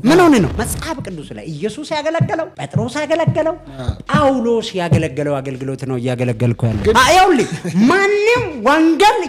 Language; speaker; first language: Amharic; non-native, local second language; Wolaytta